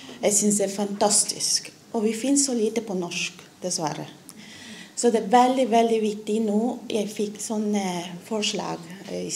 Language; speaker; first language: Norwegian; non-native, learner; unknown